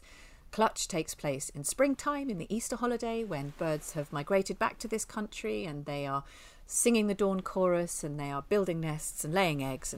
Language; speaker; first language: English; native; English